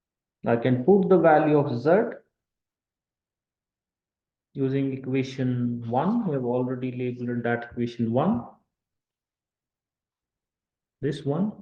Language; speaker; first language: English; non-native, local second language; Kashmiri